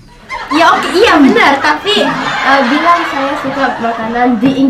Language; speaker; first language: Indonesian; non-native, local second language; English